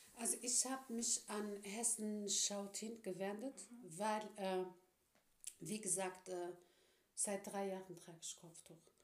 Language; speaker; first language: German; non-native, fluent; Turkish